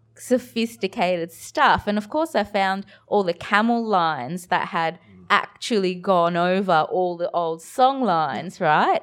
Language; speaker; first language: English; early bilingual, other home language; Bangla